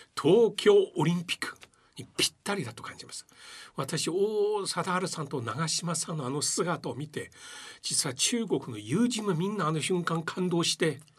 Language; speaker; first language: Japanese; non-native, fluent; Chinese